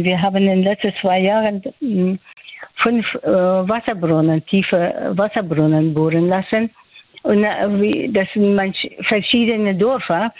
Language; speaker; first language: German; non-native, fluent; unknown